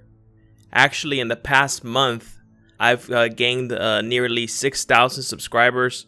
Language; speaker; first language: English; native; English